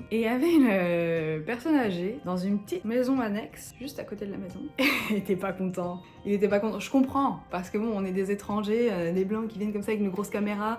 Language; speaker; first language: French; native; French